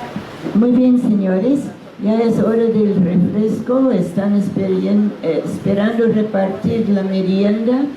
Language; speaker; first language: Spanish; non-native, fluent; English